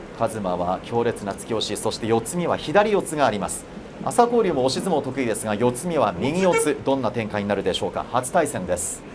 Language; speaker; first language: Japanese; native; Japanese